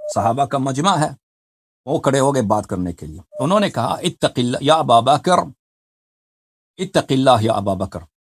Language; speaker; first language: Urdu; non-native, fluent; Persian